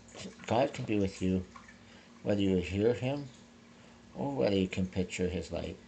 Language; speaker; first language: English; native; English